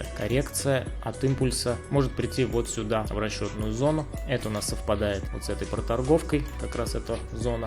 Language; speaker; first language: Russian; native; Russian